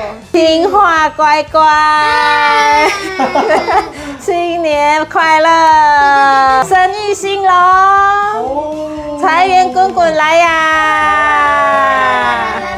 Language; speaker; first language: Chinese; native; Chinese